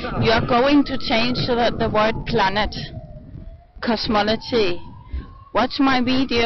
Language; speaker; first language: English; non-native, fluent; German